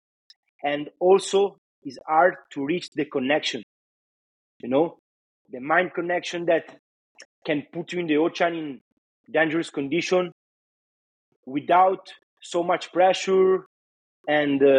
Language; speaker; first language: English; non-native, fluent; Italian